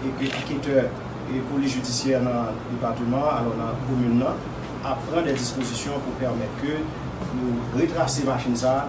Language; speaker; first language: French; non-native, local second language; Haitian Creole